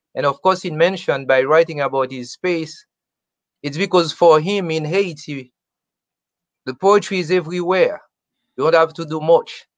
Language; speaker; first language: English; non-native, fluent; Haitian Creole